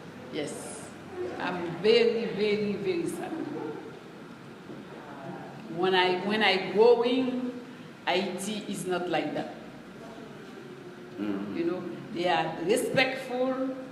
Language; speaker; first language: English; non-native, learner; Haitian Creole